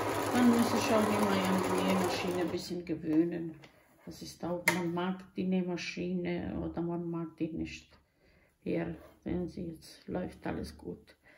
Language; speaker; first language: German; non-native, learner; Croatian